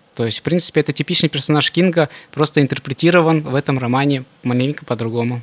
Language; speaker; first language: Russian; native; Russian